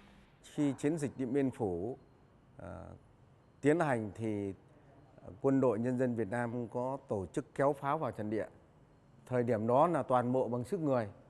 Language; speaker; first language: Vietnamese; native; Vietnamese